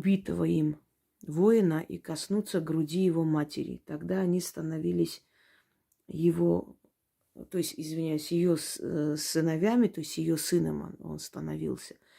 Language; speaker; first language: Russian; native; Russian